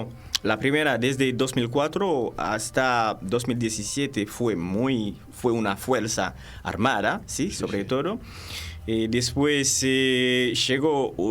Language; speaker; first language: Spanish; non-native, fluent; Haitian Creole